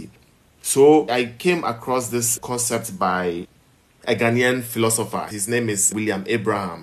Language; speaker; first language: English; non-native, local second language; Ewe